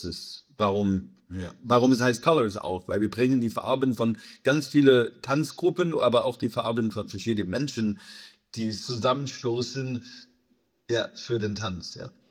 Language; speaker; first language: German; non-native, fluent; English